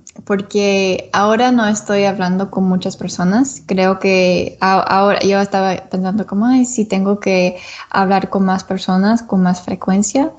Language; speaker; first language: Spanish; non-native, learner; English